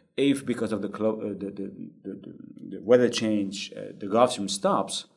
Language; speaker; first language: English; non-native, fluent; French